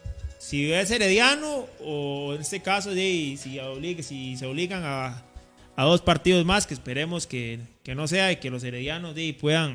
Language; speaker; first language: Spanish; native; Spanish